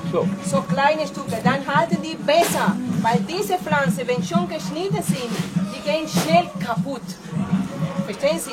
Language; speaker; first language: German; non-native, fluent; French